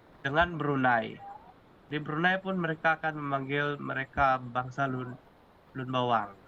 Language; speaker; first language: Malay; non-native, local second language; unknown